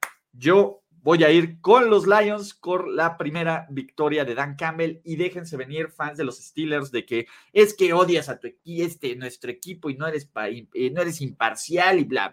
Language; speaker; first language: Spanish; native; Spanish